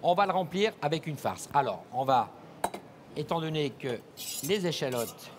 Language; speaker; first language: French; native; French